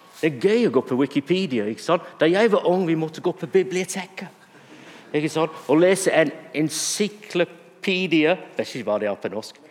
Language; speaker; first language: Norwegian; non-native, fluent; English